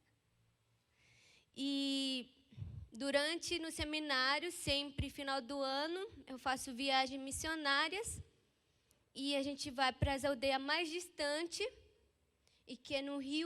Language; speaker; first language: Portuguese; non-native, local second language; Ticuna